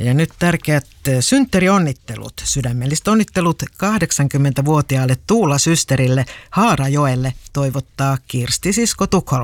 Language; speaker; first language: Finnish; native; Finnish